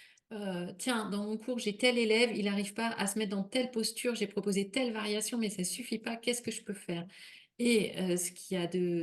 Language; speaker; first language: French; native; French